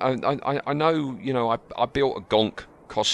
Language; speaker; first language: English; native; English